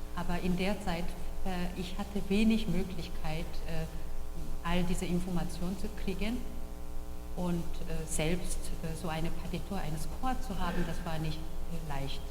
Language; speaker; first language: German; non-native, fluent; Korean